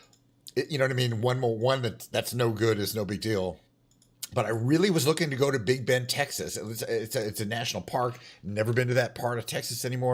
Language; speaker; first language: English; native; English